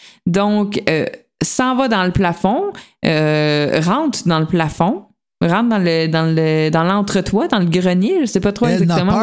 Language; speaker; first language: French; native; French